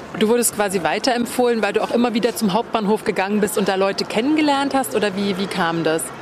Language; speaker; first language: German; native; German